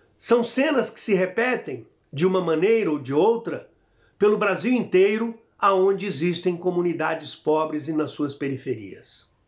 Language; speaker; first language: Portuguese; native; Portuguese